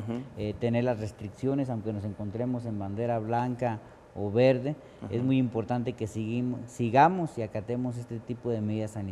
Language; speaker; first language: Spanish; native; Spanish